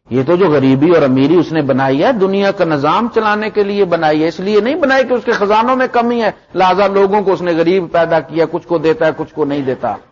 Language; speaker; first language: Urdu; non-native, local second language; Punjabi